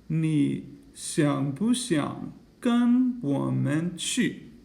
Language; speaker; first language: Chinese; non-native, fluent; English